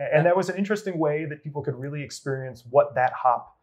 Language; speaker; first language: English; native; English